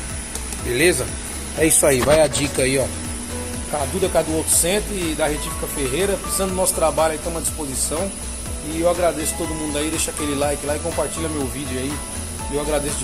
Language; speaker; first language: Portuguese; native; Portuguese